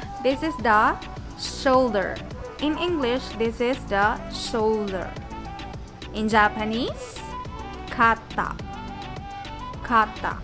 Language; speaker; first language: English; non-native, local second language; Filipino